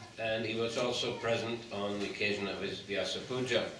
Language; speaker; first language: English; native; English